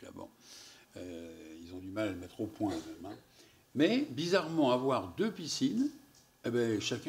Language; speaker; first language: French; native; French